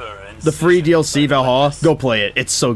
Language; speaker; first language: English; native; English